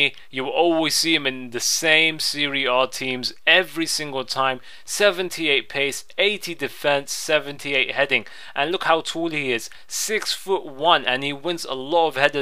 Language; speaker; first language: English; native; English